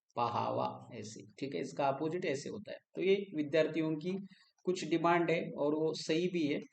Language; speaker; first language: Hindi; non-native, local second language; Marathi